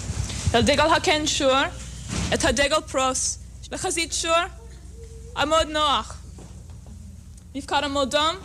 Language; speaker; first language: Hebrew; non-native, learner; English